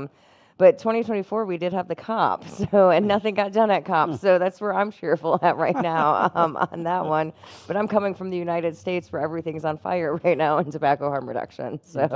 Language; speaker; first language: English; native; English